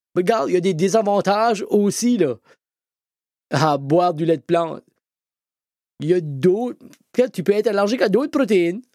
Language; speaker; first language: French; native; French